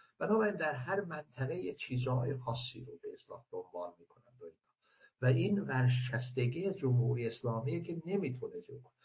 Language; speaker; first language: Persian; non-native, local second language; Azerbaijani